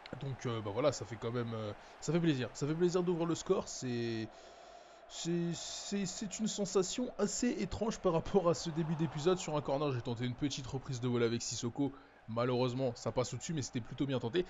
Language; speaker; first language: French; native; French